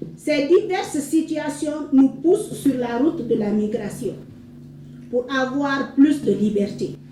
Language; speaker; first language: French; non-native, local second language; Fula